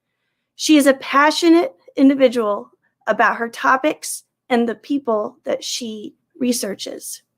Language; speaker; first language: English; native; English